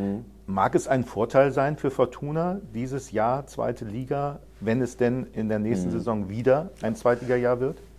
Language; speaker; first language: German; native; German